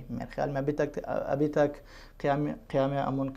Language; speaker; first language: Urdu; non-native, fluent; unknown